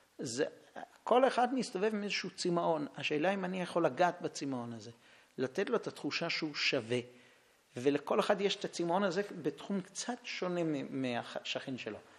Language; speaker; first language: Hebrew; non-native, fluent; English